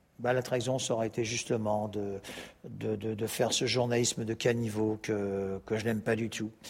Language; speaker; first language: French; native; French